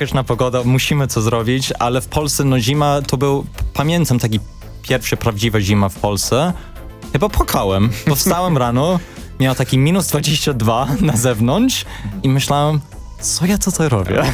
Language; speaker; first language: Polish; non-native, learner; English